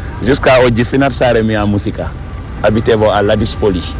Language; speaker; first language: Italian; non-native, learner; Wolof